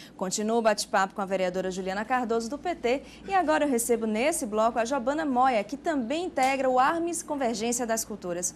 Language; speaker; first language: Portuguese; native; Portuguese